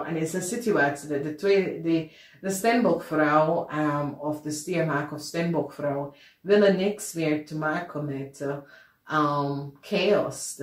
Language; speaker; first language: Dutch; non-native, fluent; English